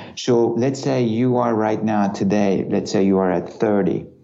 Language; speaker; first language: English; non-native, fluent; Turkish